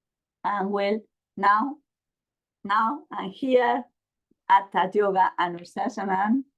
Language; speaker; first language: English; non-native, learner; Spanish